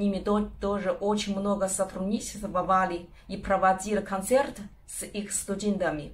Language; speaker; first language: Russian; non-native, learner; Chinese